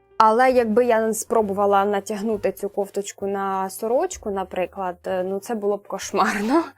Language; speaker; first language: Ukrainian; non-native, local second language; Russian